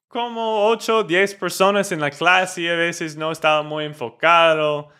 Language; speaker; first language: Spanish; non-native, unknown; English